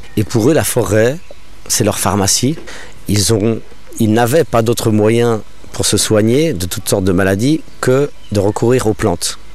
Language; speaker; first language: French; non-native, local second language; English